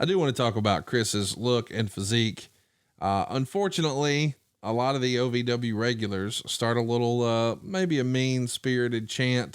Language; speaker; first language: English; native; English